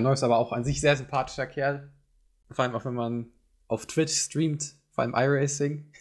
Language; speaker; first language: German; native; German